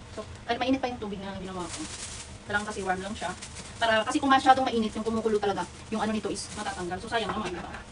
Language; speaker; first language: Filipino; non-native, local second language; Hiligaynon